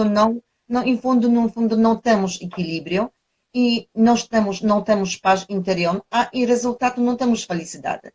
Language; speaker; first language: Portuguese; non-native, fluent; Polish